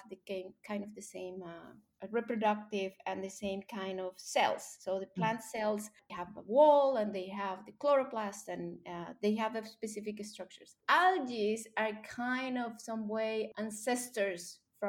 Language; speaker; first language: English; non-native, fluent; Spanish